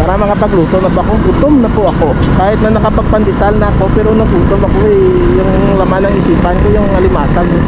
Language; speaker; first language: Filipino; non-native, local second language; Hiligaynon